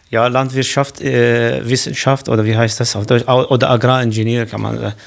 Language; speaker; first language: German; non-native, learner; Kurdish